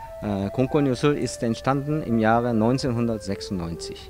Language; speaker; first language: German; non-native, fluent; Korean